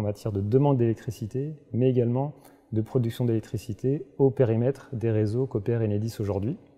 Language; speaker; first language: French; native; French